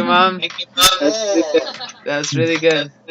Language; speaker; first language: English; non-native, fluent; Spanish